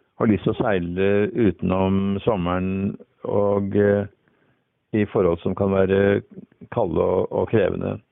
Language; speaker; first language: Norwegian; native; Norwegian